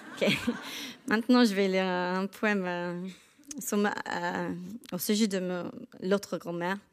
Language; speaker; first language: French; non-native, learner; English